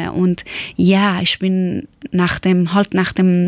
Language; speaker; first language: German; non-native, learner; Persian